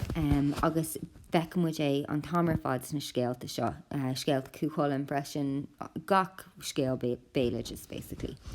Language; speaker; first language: Irish; non-native, local second language; English